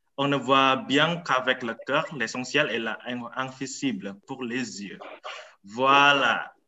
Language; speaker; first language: French; non-native, fluent; Indonesian